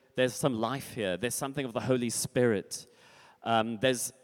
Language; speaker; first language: English; native; English